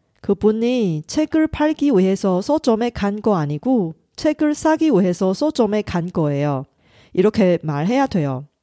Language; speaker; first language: Korean; non-native, fluent; Chinese